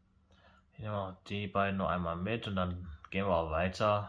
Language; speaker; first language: German; native; German